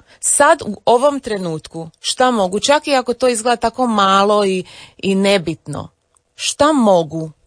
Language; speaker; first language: Croatian; early bilingual, heritage; English